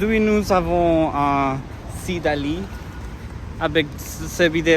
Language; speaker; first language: French; non-native, learner; English